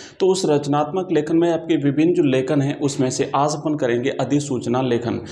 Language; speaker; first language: Hindi; native; Hindi